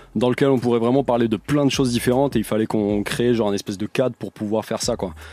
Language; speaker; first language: French; native; French